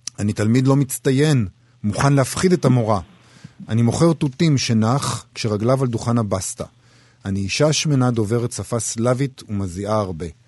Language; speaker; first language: Hebrew; native; Hebrew